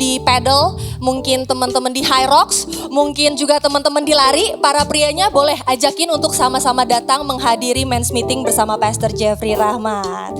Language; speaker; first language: Indonesian; native; Indonesian